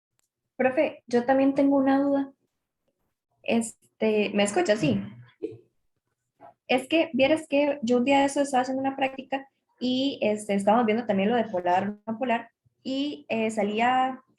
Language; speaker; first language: Spanish; native; Spanish